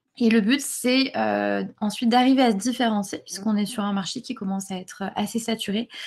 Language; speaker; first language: French; native; French